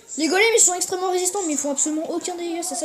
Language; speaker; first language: French; native; French